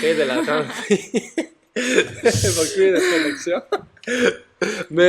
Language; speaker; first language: French; non-native, learner; Spanish